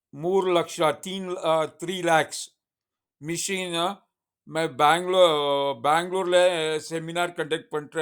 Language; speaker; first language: Tamil; non-native, learner; Kannada